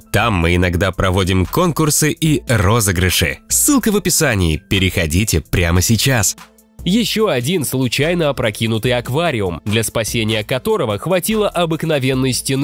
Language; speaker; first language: Russian; native; Russian